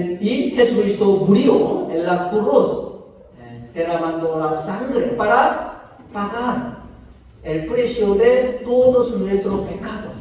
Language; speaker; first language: Spanish; non-native, fluent; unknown